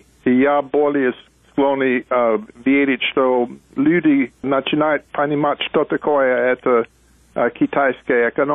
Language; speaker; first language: Russian; non-native, fluent; English